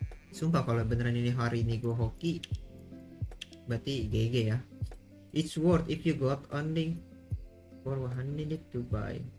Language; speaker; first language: English; non-native, learner; Indonesian